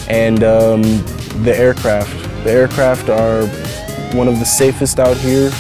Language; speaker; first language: English; native; English